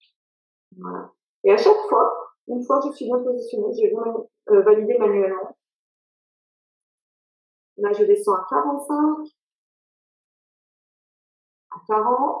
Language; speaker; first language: French; native; French